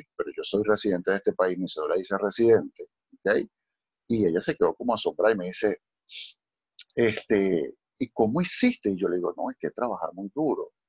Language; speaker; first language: Spanish; native; Spanish